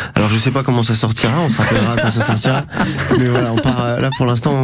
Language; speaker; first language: French; native; French